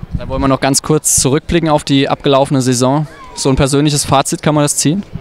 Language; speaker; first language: German; native; German